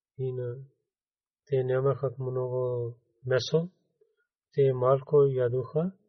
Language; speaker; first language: Bulgarian; non-native, learner; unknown